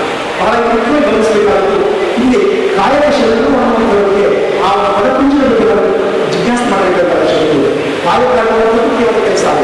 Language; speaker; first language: Kannada; native; Kannada